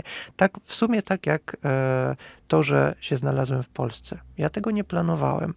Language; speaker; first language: Polish; non-native, fluent; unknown